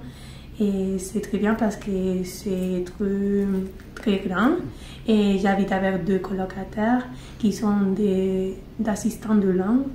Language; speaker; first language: French; non-native, learner; Spanish